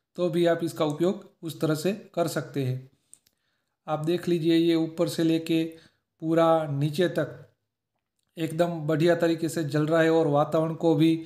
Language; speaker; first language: Hindi; native; Hindi